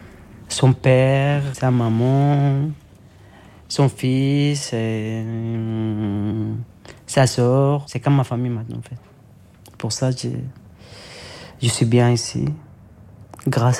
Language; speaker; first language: French; non-native, learner; Arabic